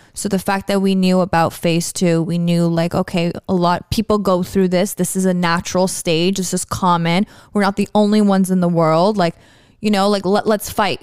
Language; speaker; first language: English; native; English